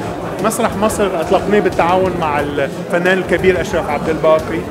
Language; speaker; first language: Arabic; native; Arabic